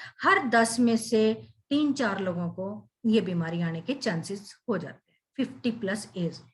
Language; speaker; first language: Hindi; native; Hindi